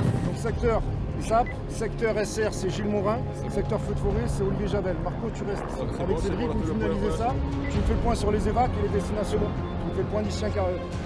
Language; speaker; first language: French; native; French